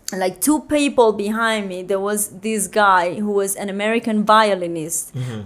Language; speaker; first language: English; non-native, fluent; Spanish